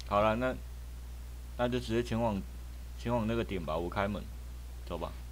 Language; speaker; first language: Chinese; native; Chinese